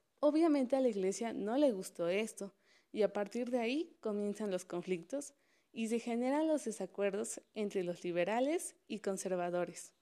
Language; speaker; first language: Spanish; native; Spanish